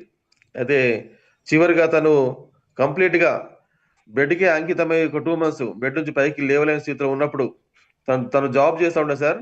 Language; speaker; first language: Telugu; native; Telugu